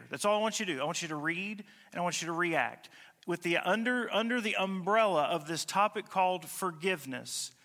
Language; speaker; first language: English; native; English